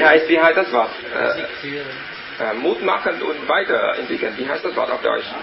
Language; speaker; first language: German; non-native, learner; Vietnamese